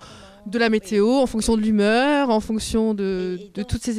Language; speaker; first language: French; native; French